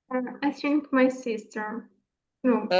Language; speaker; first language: English; non-native, learner; Ukrainian